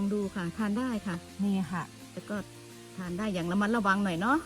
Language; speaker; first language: Thai; native; Thai